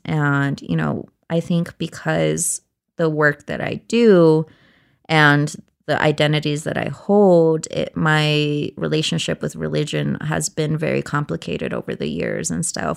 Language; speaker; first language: English; early bilingual, other home language; Spanish